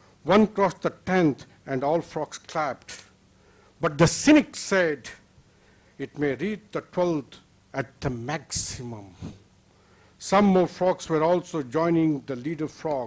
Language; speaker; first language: English; non-native, local second language; Kannada